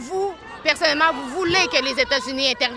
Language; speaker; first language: French; native; French